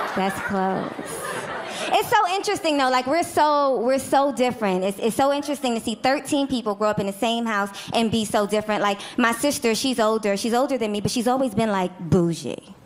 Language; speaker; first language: English; native; English